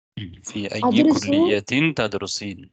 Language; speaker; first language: Arabic; non-native, fluent; Tamil